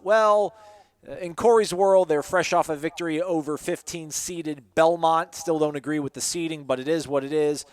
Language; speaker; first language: English; native; English